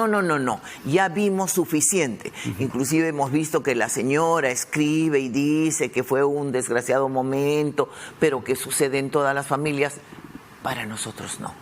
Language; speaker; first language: Spanish; native; Spanish